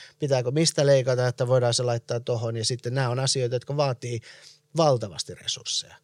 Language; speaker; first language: Finnish; early bilingual, other home language; Persian